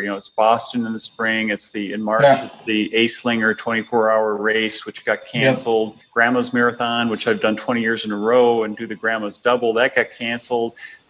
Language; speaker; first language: English; native; English